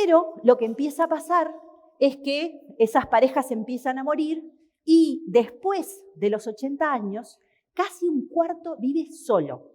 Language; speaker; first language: Spanish; native; Spanish